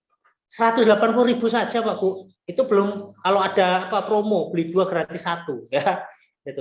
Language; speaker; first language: Indonesian; non-native, local second language; Javanese